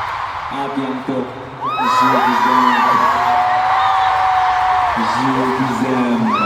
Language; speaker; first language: French; non-native, learner; Korean